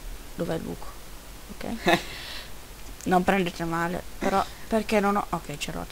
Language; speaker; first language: Italian; native; Italian